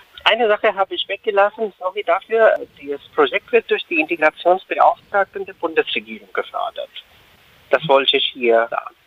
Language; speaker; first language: German; non-native, fluent; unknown